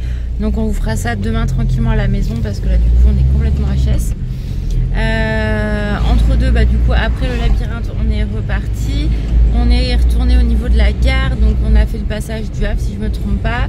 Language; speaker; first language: French; native; French